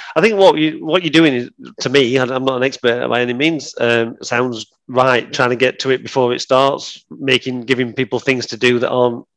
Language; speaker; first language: English; native; English